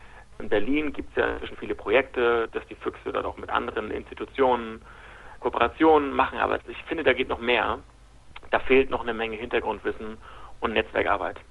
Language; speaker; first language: German; native; German